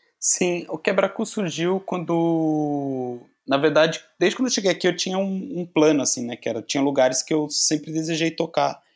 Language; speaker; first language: Portuguese; native; Portuguese